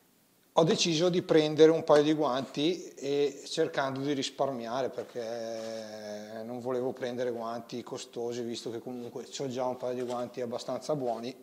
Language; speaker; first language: Italian; native; Italian